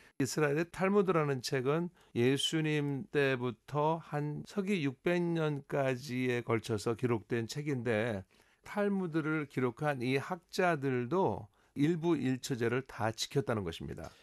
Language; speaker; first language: Korean; native; Korean